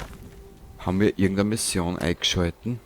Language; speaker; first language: German; native; German